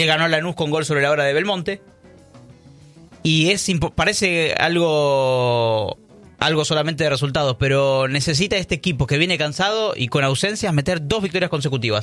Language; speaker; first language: Spanish; native; Spanish